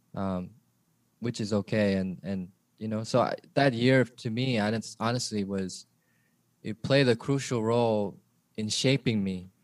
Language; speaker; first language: English; early bilingual, other home language; Korean